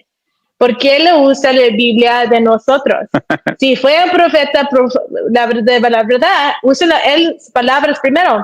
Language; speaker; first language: Spanish; early bilingual, heritage; Spanish